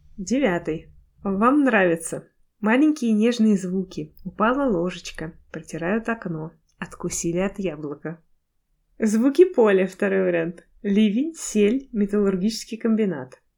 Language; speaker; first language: Russian; native; Russian